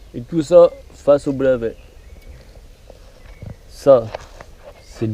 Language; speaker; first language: French; native; French